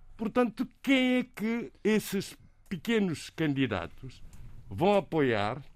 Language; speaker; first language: Portuguese; non-native, local second language; Kabuverdianu